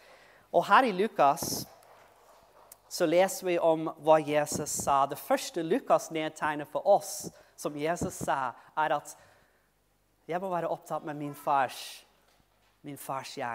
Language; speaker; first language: Norwegian; non-native, fluent; English